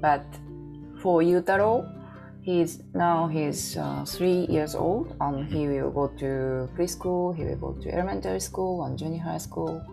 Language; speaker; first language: English; non-native, learner; Japanese